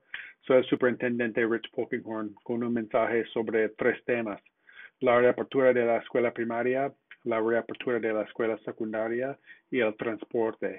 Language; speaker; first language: Spanish; non-native, fluent; English